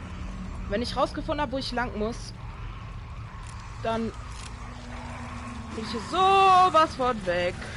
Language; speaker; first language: German; native; German